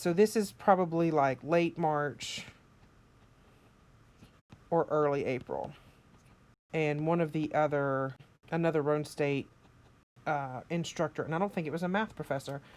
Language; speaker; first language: English; native; English